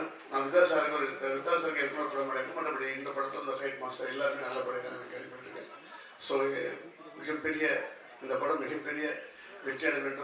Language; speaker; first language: Tamil; native; Tamil